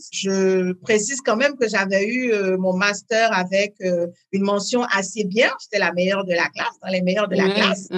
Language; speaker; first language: French; native; French